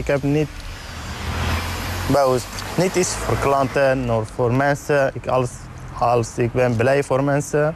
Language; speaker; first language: Dutch; non-native, learner; Arabic